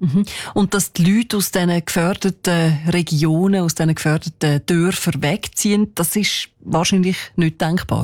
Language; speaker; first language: German; native; German